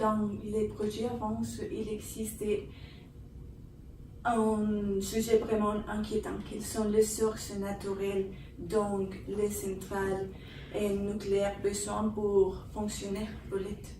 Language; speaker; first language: French; non-native, learner; Spanish